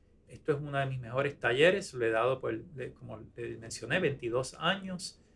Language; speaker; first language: Spanish; native; Spanish